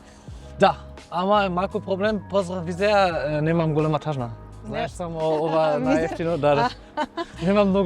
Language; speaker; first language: Macedonian; non-native, fluent; German